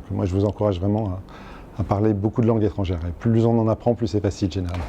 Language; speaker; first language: French; native; French